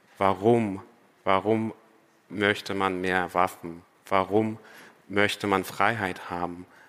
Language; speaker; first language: German; non-native, fluent; Ukrainian